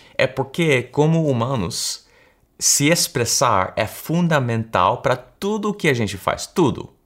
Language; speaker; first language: Portuguese; early bilingual, heritage; English